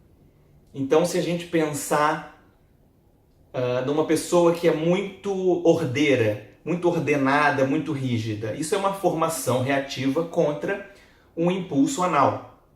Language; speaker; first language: Portuguese; native; Portuguese